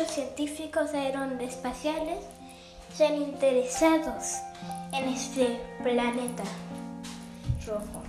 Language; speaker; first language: Spanish; early bilingual, heritage; Spanish